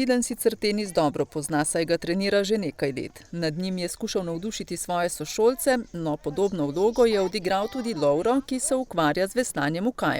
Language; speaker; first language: Slovenian; native; Slovenian